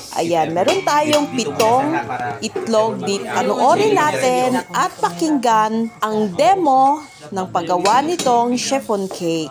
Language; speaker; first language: Filipino; non-native, local second language; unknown